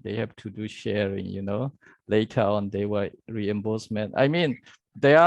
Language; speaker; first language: English; non-native, learner; Burmese